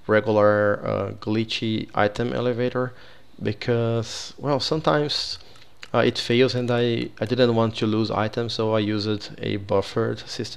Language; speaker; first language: English; non-native, fluent; Portuguese